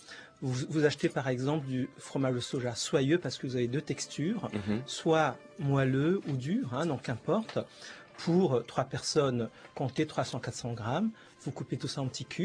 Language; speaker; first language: French; native; French